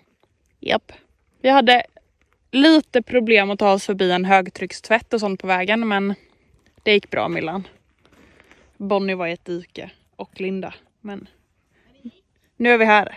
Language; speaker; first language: Swedish; native; Swedish